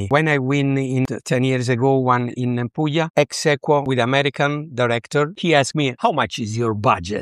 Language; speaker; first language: English; non-native, learner; Italian